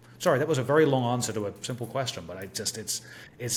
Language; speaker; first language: English; native; English